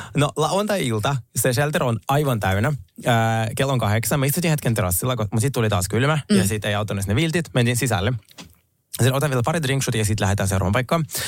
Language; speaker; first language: Finnish; early bilingual, other home language; Russian